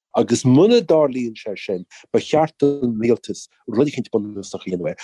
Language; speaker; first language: Irish; native; Irish